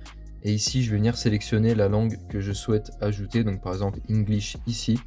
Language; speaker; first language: French; native; French